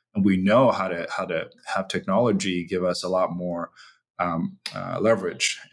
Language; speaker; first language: English; early bilingual, other home language; Chinese